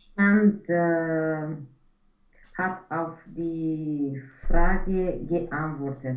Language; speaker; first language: German; non-native, fluent; Romanian